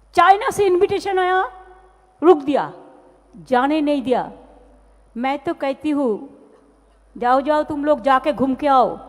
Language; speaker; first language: Hindi; non-native, local second language; Bangla